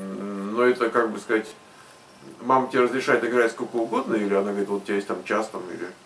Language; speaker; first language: Russian; native; Russian